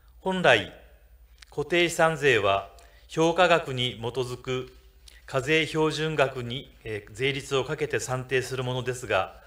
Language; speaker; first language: Japanese; native; Japanese